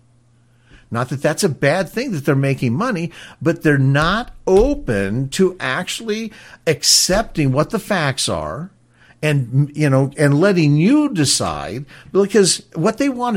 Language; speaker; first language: English; native; English